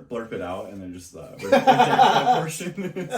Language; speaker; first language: English; native; English